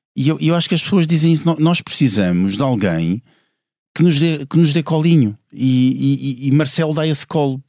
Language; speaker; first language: Portuguese; native; Portuguese